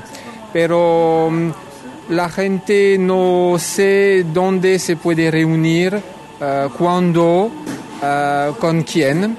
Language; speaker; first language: Spanish; non-native, fluent; French